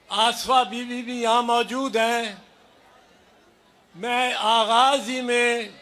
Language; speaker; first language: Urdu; non-native, local second language; Punjabi